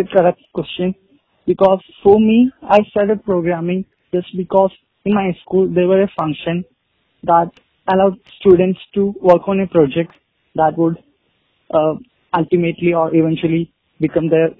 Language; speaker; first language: English; non-native, local second language; Malayalam